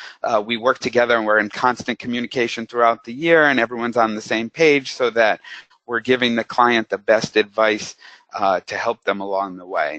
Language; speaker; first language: English; native; English